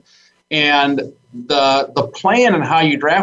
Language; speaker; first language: English; native; English